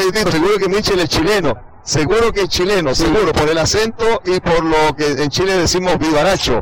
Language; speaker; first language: Spanish; native; Spanish